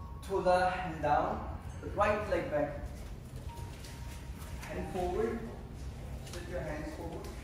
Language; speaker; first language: English; non-native, local second language; Hindi